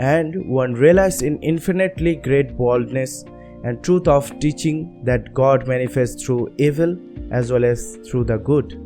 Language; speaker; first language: English; non-native, local second language; Bangla